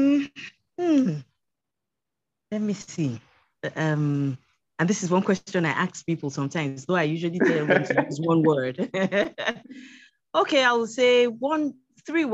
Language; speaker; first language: English; non-native, local second language; Yoruba